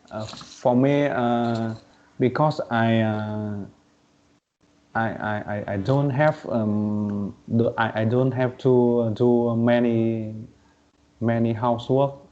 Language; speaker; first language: English; non-native, learner; Vietnamese